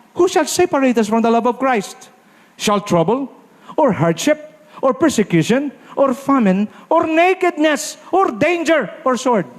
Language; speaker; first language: English; non-native, local second language; Filipino